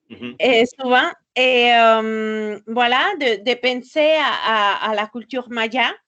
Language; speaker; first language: French; non-native, fluent; Spanish